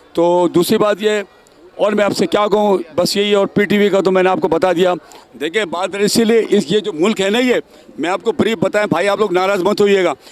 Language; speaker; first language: Urdu; native; Urdu